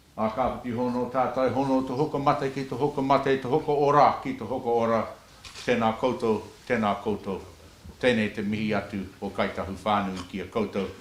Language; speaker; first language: Māori; non-native, local second language; English